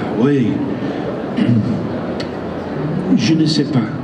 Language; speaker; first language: French; non-native, learner; English